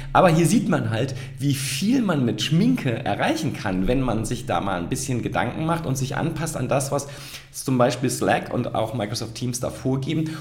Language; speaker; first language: German; native; German